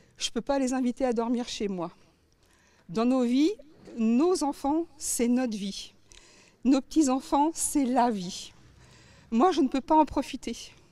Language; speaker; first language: French; native; French